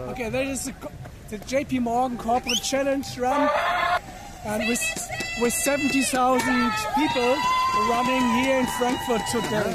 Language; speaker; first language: English; non-native, learner; German